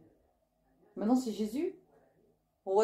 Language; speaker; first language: French; native; French